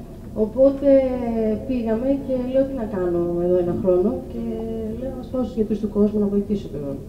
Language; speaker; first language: Greek; early bilingual, heritage; Greek